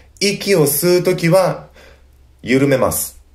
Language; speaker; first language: Japanese; native; Japanese